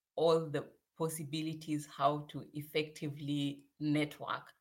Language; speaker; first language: English; non-native, local second language; Swahili